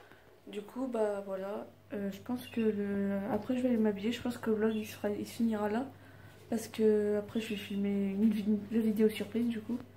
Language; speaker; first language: French; native; French